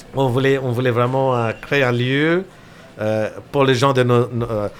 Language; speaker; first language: French; non-native, fluent; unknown